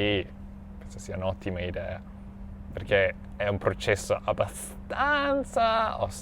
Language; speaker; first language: Italian; non-native, fluent; English